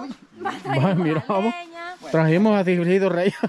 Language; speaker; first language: Spanish; native; Spanish